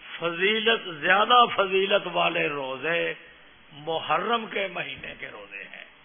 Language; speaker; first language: Urdu; non-native, local second language; Punjabi